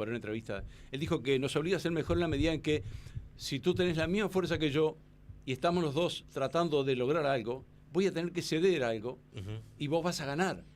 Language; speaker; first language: Spanish; native; Spanish